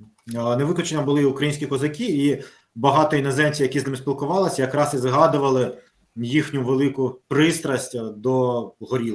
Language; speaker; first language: Ukrainian; native; Ukrainian